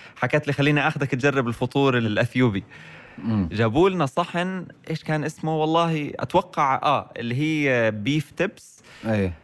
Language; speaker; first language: Arabic; native; Arabic